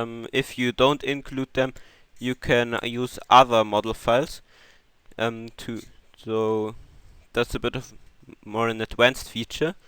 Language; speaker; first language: English; non-native, fluent; German